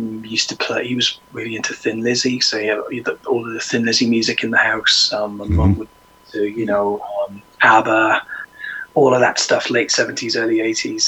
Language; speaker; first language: English; native; English